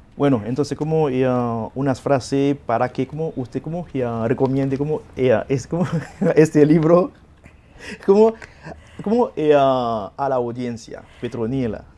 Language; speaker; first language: Spanish; non-native, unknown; Haitian Creole